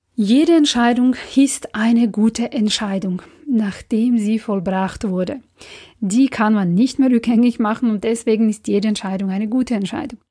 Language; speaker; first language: German; non-native, fluent; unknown